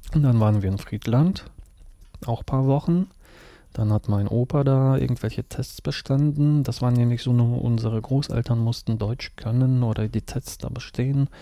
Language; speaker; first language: German; early bilingual, other home language; Russian